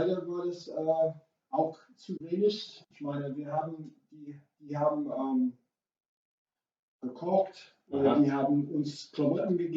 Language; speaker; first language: German; non-native, fluent; English